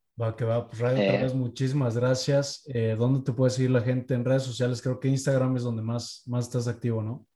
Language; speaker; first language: Spanish; native; Spanish